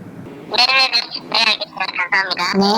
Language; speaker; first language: Korean; non-native, fluent; Chinese